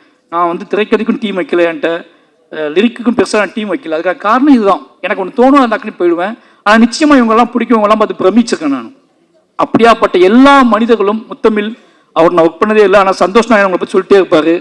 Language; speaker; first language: Tamil; native; Tamil